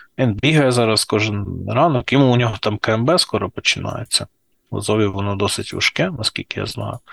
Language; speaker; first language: Ukrainian; non-native, local second language; Russian